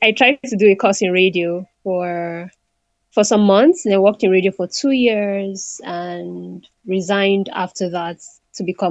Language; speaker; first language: English; non-native, local second language; Igbo